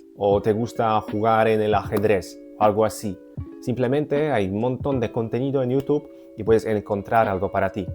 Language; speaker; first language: Spanish; non-native, fluent; Polish